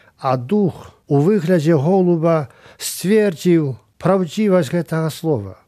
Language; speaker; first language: Belarusian; native; Belarusian